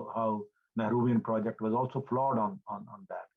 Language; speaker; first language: English; non-native, local second language; Punjabi